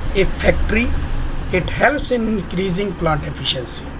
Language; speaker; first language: English; non-native, local second language; Punjabi